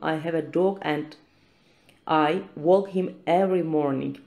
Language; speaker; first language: English; non-native, fluent; Turkish